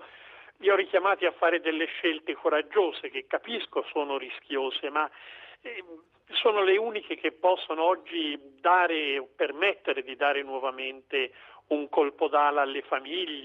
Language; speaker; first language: Italian; native; Italian